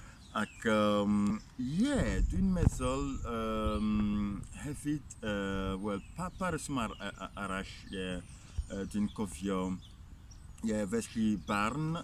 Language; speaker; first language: Welsh; non-native, fluent; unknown